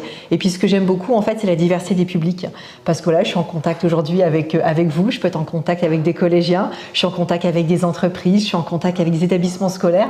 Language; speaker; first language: French; native; French